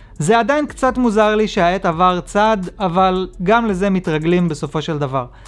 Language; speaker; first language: Hebrew; native; Hebrew